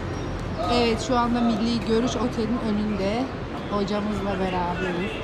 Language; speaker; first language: Turkish; native; Turkish